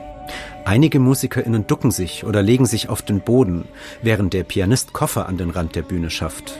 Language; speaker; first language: German; native; German